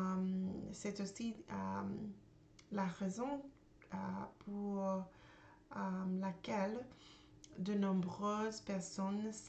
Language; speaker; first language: French; non-native, learner; English